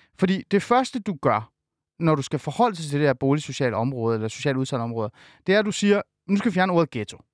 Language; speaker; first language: Danish; early bilingual, other home language; Persian